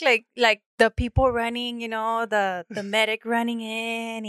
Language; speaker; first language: English; early bilingual, other home language; Spanish